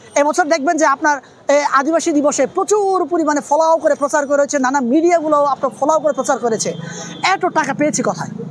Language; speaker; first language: Bangla; non-native, local second language; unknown